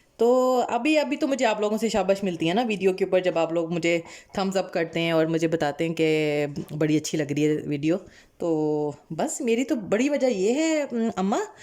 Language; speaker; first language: Urdu; non-native, local second language; Punjabi